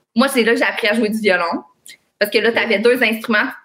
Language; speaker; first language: French; native; French